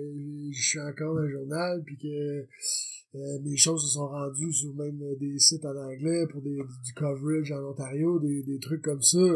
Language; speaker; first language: French; native; French